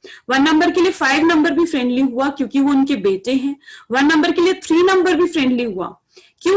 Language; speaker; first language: Hindi; native; Hindi